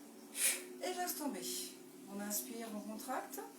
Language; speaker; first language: French; native; French